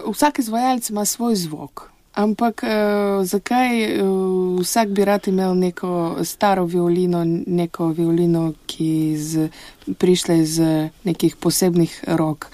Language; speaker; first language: Slovenian; non-native, fluent; Russian